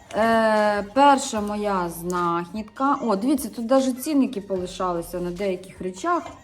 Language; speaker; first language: Ukrainian; non-native, local second language; Russian